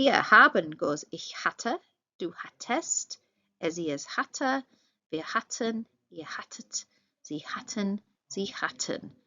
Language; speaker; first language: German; non-native, fluent; English